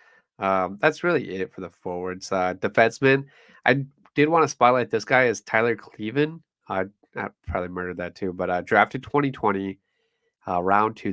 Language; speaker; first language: English; native; English